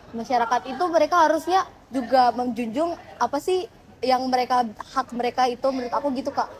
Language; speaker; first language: Indonesian; native; Indonesian